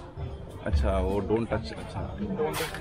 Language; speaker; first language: Hindi; non-native, local second language; Kannada